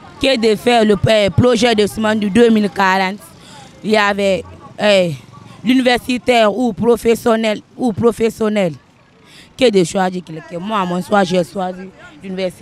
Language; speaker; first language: French; non-native, learner; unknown